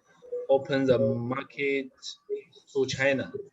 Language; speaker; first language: English; non-native, learner; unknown